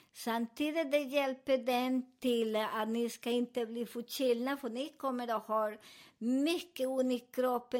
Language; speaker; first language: Swedish; non-native, learner; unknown